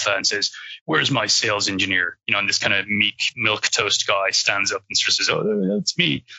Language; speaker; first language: English; native; English